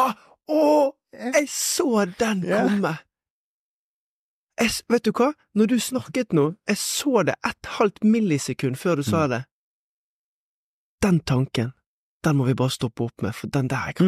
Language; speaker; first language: Norwegian; native; Norwegian